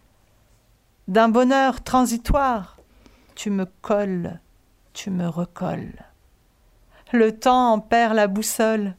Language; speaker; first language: French; early bilingual, other home language; Italian